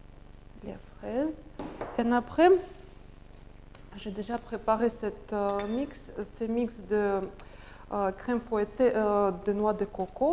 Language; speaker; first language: French; non-native, learner; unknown